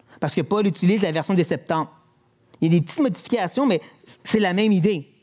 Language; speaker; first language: French; native; French